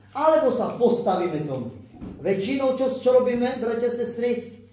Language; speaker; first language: Slovak; non-native, local second language; Romany